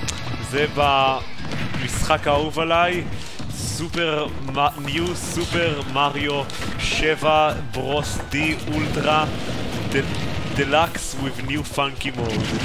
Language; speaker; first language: Hebrew; native; Hebrew